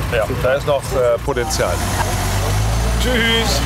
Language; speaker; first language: German; native; German